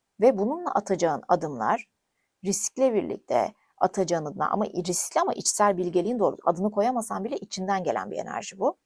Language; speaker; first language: Turkish; native; Turkish